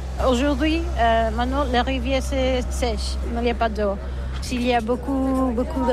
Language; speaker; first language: French; non-native, learner; Catalan